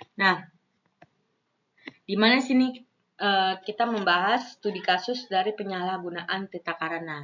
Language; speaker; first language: Indonesian; non-native, local second language; Balinese